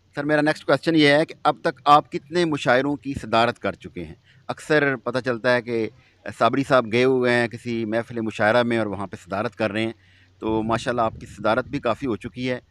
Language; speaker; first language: Urdu; non-native, local second language; Punjabi